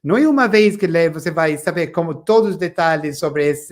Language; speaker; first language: Portuguese; non-native, fluent; English